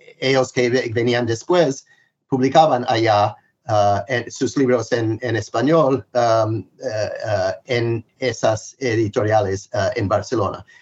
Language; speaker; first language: Spanish; non-native, fluent; English